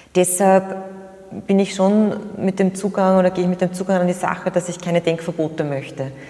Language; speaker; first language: German; native; German